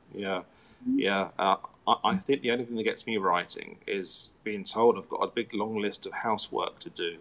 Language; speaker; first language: English; native; English